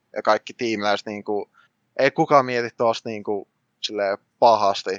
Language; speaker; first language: Finnish; early bilingual, other home language; Russian